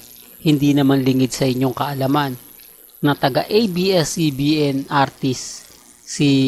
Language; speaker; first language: Filipino; native; Filipino